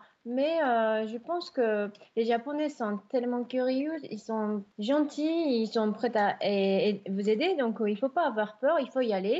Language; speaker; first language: French; non-native, fluent; Japanese